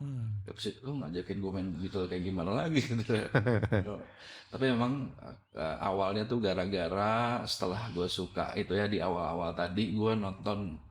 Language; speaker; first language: Indonesian; native; Indonesian